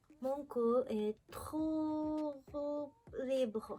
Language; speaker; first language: French; non-native, learner; Japanese